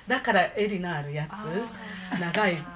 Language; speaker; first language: Japanese; native; Japanese